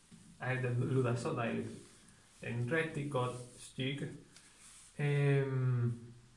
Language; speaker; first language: Danish; non-native, learner; Spanish